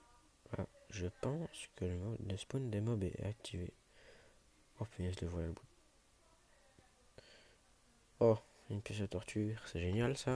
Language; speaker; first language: French; native; French